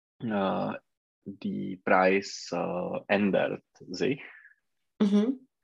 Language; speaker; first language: German; non-native, learner; Czech